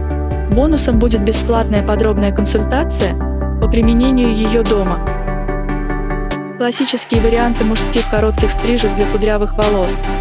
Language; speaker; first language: Russian; native; Russian